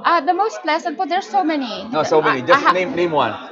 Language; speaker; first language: English; non-native, local second language; Filipino